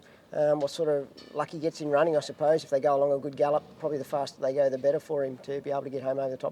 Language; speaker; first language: English; native; English